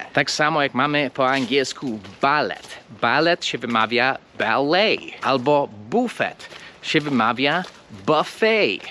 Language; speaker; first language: Polish; non-native, fluent; English